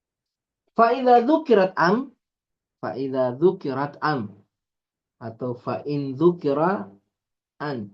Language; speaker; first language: Arabic; non-native, fluent; Indonesian